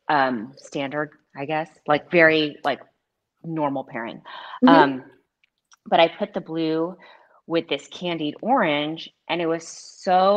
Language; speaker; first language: English; native; English